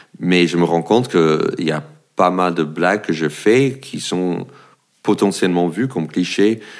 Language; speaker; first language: French; non-native, fluent; English